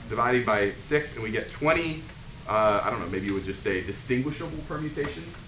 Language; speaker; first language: English; native; English